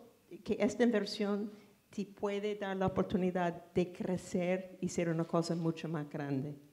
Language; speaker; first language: Spanish; non-native, fluent; English